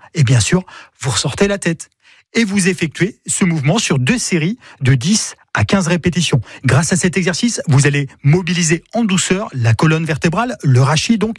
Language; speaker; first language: French; native; French